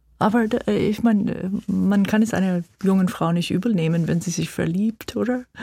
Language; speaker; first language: German; non-native, fluent; English